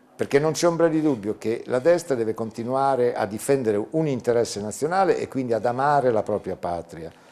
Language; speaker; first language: Italian; native; Italian